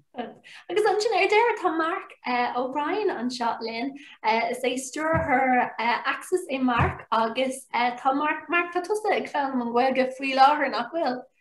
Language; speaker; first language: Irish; non-native, local second language; English